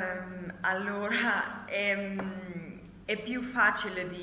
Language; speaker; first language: Italian; non-native, learner; German